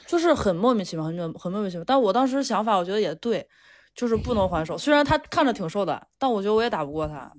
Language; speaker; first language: Chinese; native; Chinese